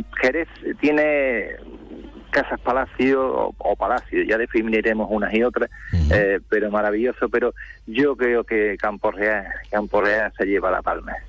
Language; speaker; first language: Spanish; native; Spanish